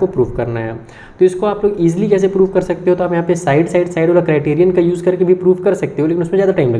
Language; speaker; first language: Hindi; native; Hindi